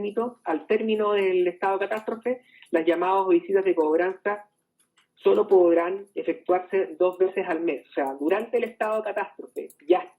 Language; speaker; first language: Spanish; native; Spanish